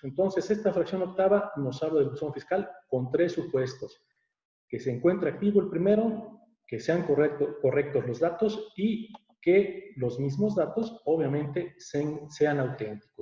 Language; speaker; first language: Spanish; native; Spanish